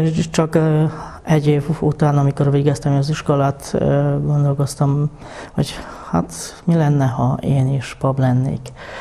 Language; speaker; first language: Hungarian; non-native, fluent; Polish